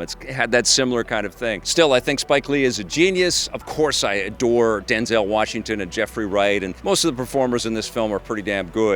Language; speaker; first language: English; native; English